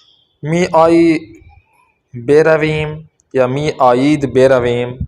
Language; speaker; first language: Persian; non-native, fluent; Urdu